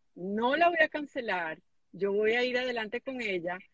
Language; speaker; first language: Spanish; native; Spanish